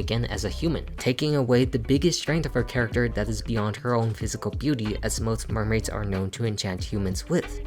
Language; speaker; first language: English; native; English